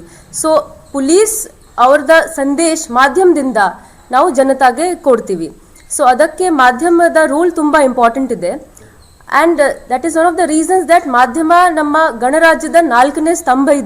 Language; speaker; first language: Kannada; non-native, local second language; Hindi